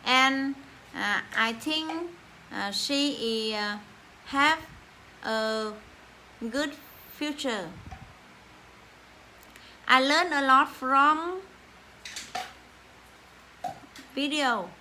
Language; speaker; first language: English; non-native, learner; Vietnamese